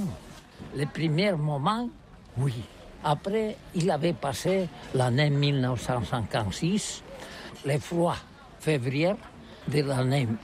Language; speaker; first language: French; non-native, learner; Catalan